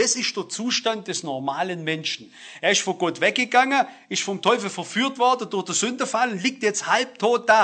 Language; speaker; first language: German; native; German